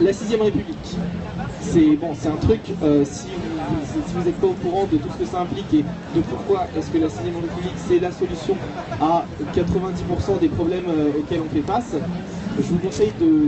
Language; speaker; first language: French; native; French